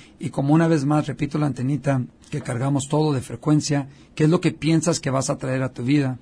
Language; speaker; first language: Spanish; early bilingual, heritage; Spanish